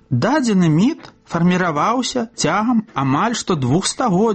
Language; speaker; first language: Belarusian; native; Belarusian